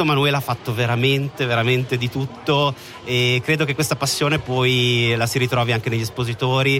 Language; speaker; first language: Italian; native; Italian